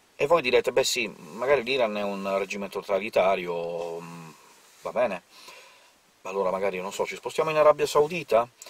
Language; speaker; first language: Italian; native; Italian